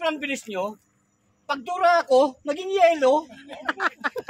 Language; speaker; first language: Filipino; native; Filipino